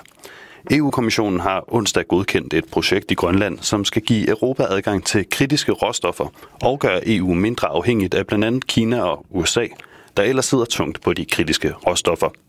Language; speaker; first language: Danish; native; Danish